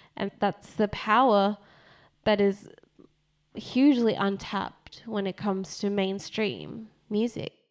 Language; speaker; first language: English; early bilingual, other home language; Japanese